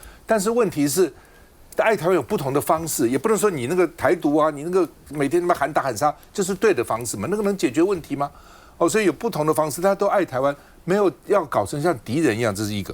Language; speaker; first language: Chinese; native; Chinese